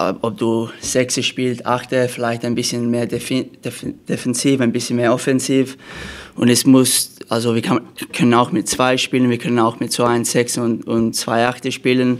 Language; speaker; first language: German; non-native, fluent; English